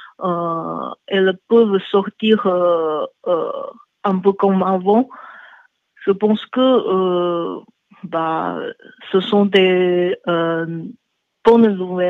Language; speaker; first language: French; non-native, learner; Chinese